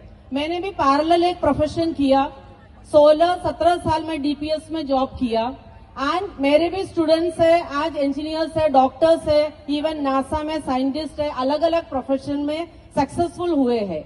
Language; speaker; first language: Hindi; non-native, local second language; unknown